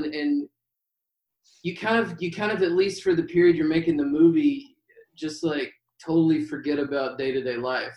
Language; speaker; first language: English; native; English